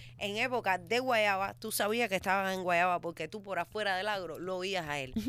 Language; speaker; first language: Spanish; native; Spanish